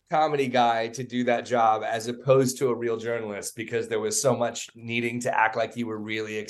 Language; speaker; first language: English; native; English